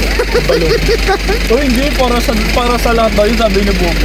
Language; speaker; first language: Filipino; native; Filipino